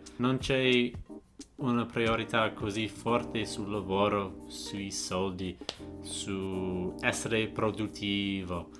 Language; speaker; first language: Italian; non-native, fluent; English